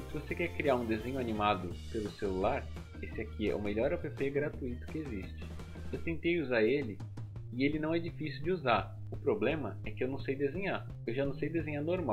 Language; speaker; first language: Portuguese; native; Portuguese